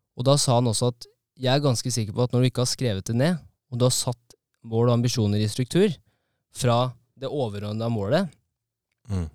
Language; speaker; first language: Norwegian; native; Norwegian